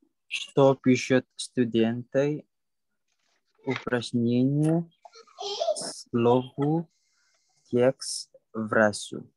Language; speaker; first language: Russian; non-native, learner; Indonesian